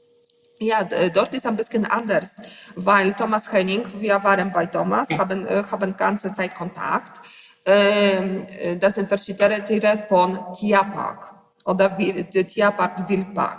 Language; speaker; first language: German; non-native, learner; Polish